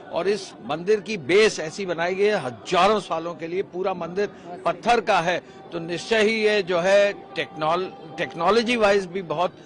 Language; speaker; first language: Hindi; native; Hindi